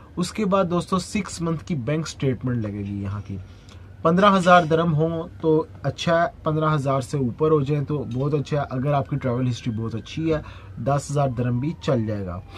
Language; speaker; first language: Urdu; non-native, local second language; Punjabi